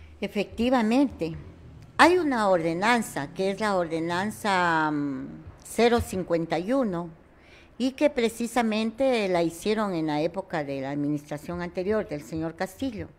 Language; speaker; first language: Spanish; native; Spanish